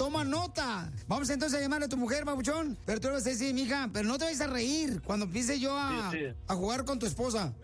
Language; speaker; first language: Spanish; native; Spanish